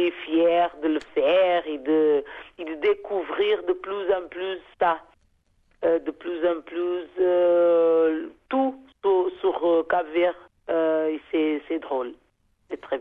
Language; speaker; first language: French; non-native, fluent; Portuguese